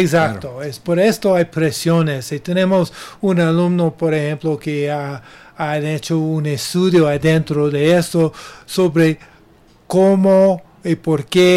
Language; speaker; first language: Spanish; non-native, learner; English